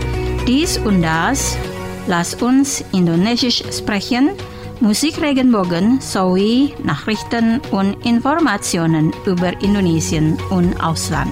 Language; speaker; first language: German; non-native, fluent; Indonesian